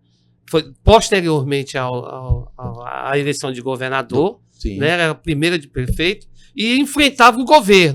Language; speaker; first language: Portuguese; native; Portuguese